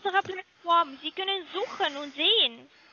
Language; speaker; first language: German; non-native, learner; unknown